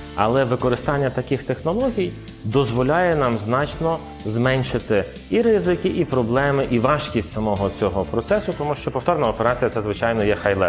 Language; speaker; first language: Ukrainian; native; Ukrainian